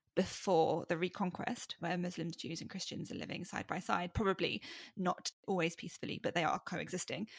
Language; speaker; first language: English; native; English